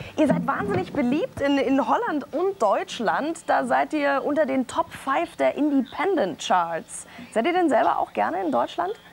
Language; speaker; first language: German; native; German